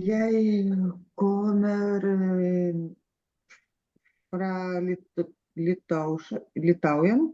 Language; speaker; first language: Norwegian; non-native, learner; Lithuanian